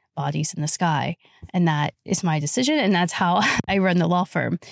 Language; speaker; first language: English; native; English